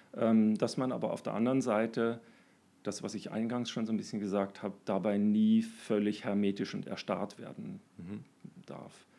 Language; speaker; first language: German; native; German